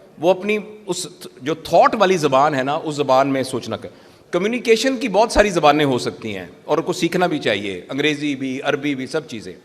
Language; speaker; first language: Urdu; native; Urdu